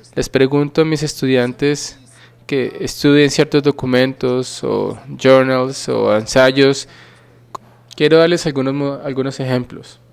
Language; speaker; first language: Spanish; non-native, fluent; Finnish